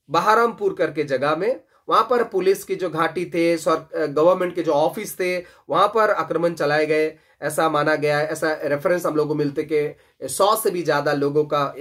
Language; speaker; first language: Hindi; non-native, local second language; Bangla